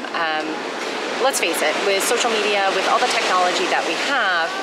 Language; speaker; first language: English; native; English